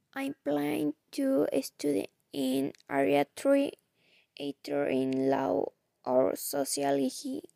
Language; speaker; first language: English; non-native, fluent; Spanish